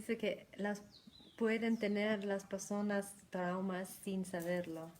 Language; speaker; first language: Spanish; non-native, fluent; German